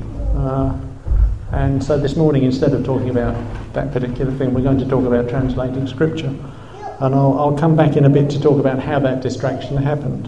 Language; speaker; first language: English; native; English